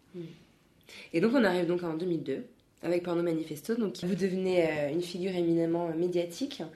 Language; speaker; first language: French; native; French